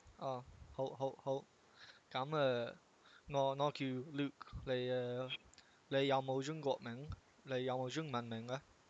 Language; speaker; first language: Chinese; non-native, learner; English